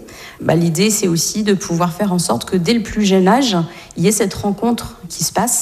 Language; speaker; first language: French; native; French